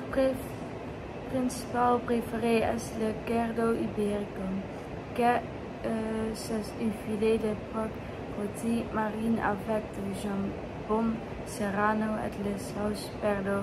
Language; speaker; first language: French; non-native, learner; Dutch